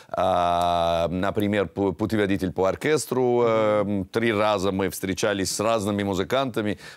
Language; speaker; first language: Russian; non-native, fluent; Italian